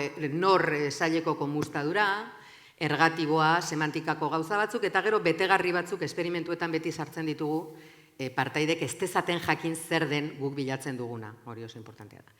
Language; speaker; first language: Basque; native; Basque